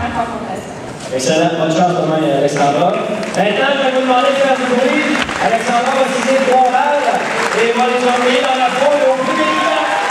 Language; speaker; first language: French; native; French